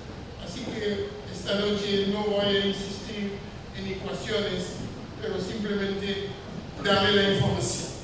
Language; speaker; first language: Spanish; non-native, fluent; French